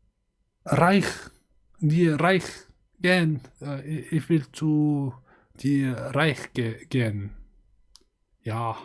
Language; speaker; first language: German; non-native, learner; Mongolian